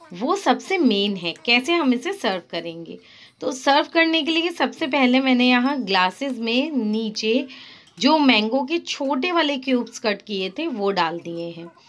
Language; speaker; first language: Hindi; native; Hindi